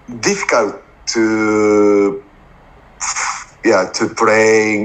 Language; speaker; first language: English; non-native, learner; Japanese